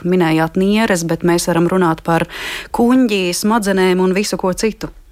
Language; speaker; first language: Latvian; native; Latvian